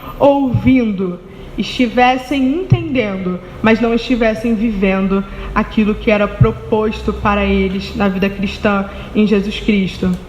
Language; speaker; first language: Portuguese; native; Portuguese